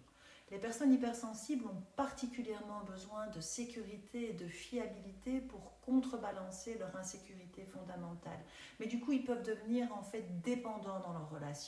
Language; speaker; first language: French; native; French